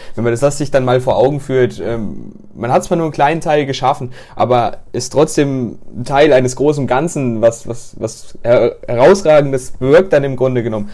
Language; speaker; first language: German; native; German